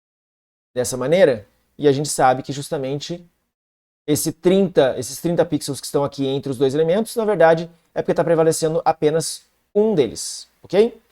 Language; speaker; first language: Portuguese; native; Portuguese